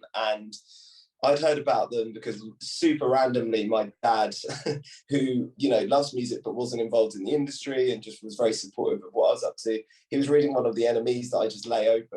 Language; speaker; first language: English; native; English